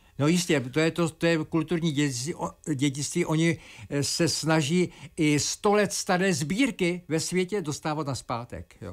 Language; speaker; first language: Czech; native; Czech